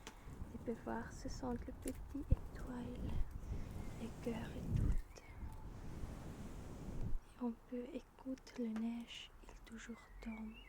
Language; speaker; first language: French; non-native, learner; German